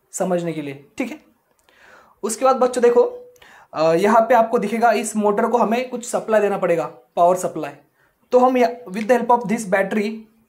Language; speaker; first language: Hindi; non-native, local second language; Marathi